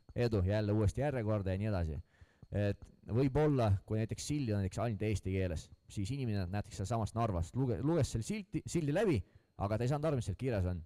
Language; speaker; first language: Estonian; non-native, local second language; Russian